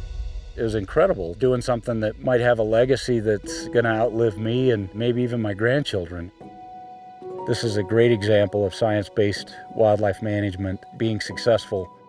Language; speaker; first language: English; native; English